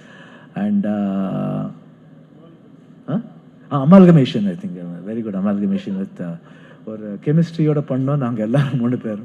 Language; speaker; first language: Tamil; non-native, fluent; Kannada